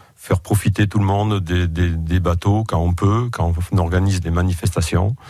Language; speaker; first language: French; native; French